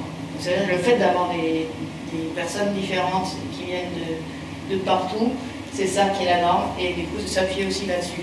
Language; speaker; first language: French; native; French